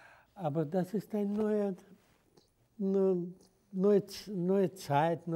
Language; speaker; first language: German; non-native, fluent; Russian